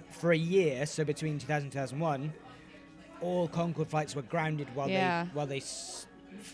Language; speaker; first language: English; native; English